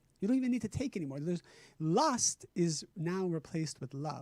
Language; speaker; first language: English; native; English